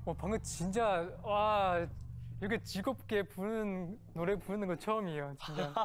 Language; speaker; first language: Korean; non-native, fluent; Chinese